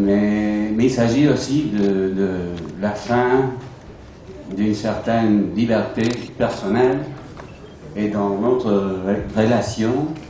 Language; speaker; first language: French; non-native, fluent; English